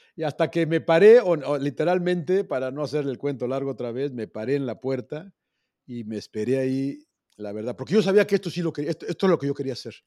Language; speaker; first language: Spanish; native; Spanish